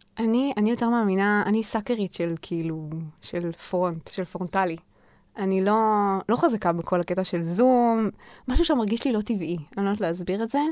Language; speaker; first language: Hebrew; native; Hebrew